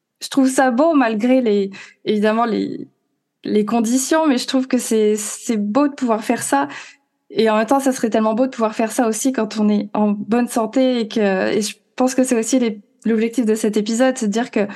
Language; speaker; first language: French; native; French